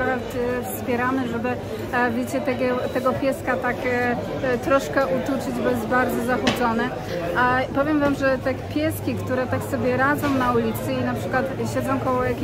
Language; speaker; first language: Polish; native; Polish